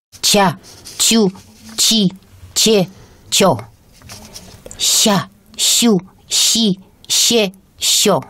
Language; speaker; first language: Japanese; non-native, fluent; Russian